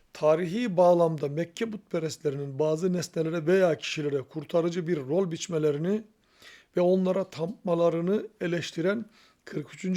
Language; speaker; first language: Turkish; native; Turkish